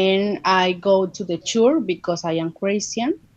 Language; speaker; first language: English; non-native, learner; Spanish